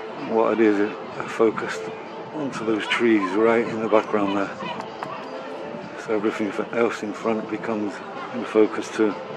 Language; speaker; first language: English; early bilingual, other home language; Spanish